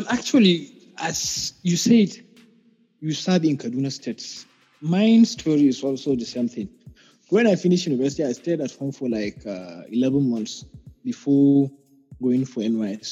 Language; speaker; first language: English; non-native, local second language; Hausa